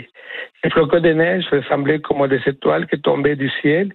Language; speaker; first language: French; non-native, fluent; Spanish